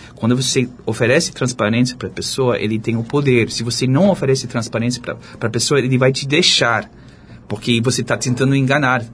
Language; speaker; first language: Portuguese; non-native, fluent; English